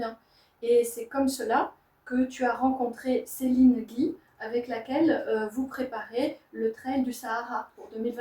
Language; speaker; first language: French; native; French